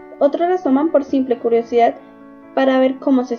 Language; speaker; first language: Spanish; native; Spanish